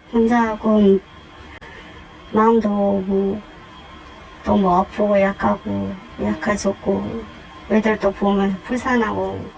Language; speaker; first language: Korean; non-native, learner; Filipino